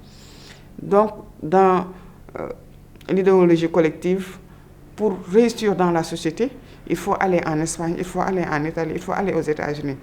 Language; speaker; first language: French; non-native, local second language; Wolof